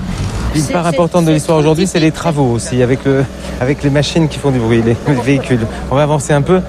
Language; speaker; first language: French; native; French